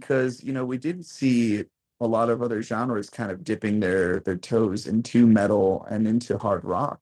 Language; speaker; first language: English; native; English